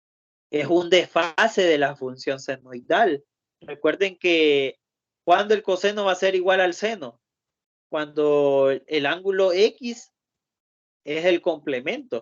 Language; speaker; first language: Spanish; native; Spanish